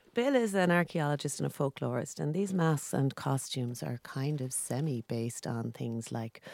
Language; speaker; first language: English; non-native, local second language; Irish